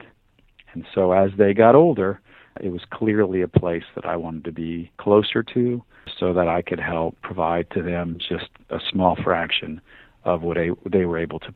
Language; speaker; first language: English; native; English